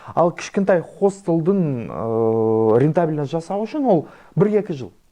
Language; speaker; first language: Kazakh; non-native, local second language; Russian